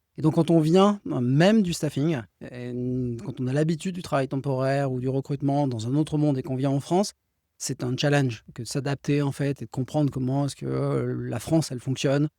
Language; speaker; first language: French; native; French